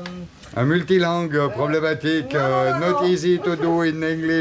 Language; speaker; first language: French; native; French